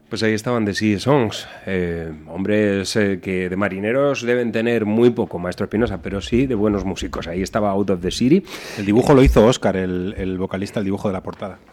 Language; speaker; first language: Spanish; native; Spanish